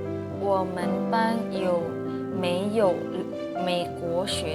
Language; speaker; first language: Chinese; non-native, fluent; Indonesian